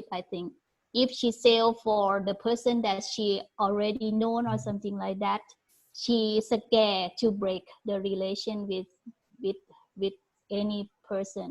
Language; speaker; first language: English; non-native, learner; Thai